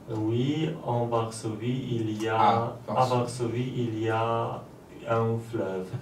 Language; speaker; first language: French; non-native, learner; Polish